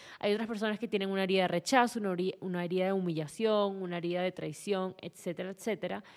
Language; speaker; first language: Spanish; native; Spanish